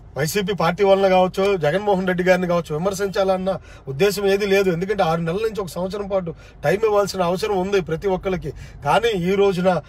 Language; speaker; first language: Telugu; native; Telugu